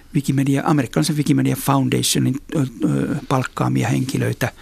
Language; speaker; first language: Finnish; native; Finnish